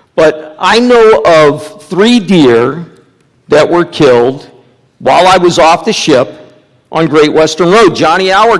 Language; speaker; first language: English; native; English